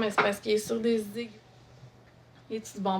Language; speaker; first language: French; native; French